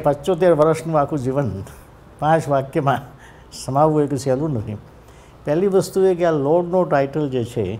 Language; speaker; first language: Gujarati; native; Gujarati